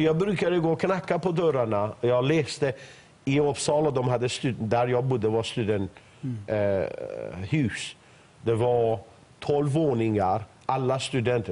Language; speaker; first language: Swedish; non-native, fluent; Persian